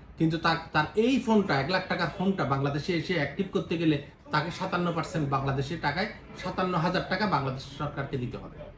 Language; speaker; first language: Bangla; native; Bangla